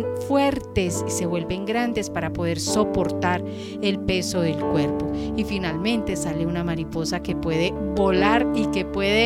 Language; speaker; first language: Spanish; native; Spanish